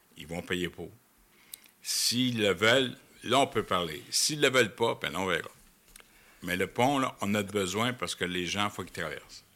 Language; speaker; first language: French; native; French